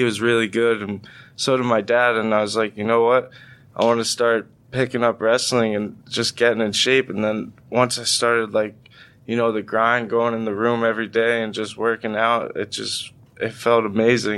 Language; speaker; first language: English; native; English